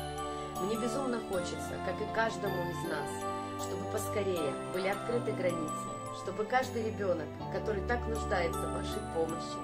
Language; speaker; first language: Russian; native; Russian